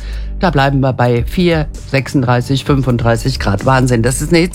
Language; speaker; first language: German; native; German